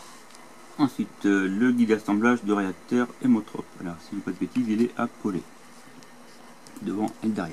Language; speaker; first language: French; native; French